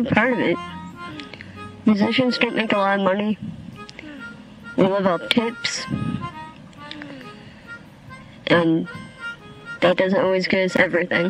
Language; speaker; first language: English; native; English